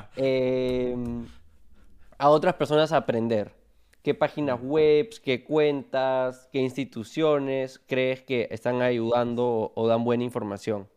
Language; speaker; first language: Spanish; native; Spanish